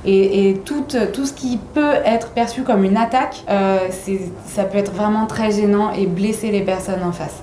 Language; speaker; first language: French; native; French